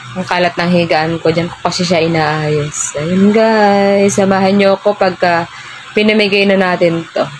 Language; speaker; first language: Filipino; native; Filipino